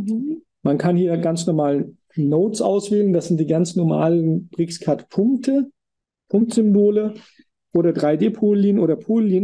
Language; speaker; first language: German; native; German